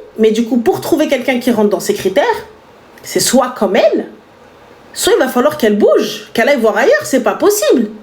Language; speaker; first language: French; native; French